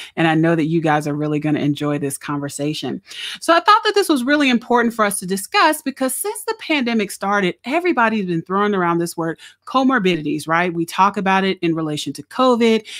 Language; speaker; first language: English; native; English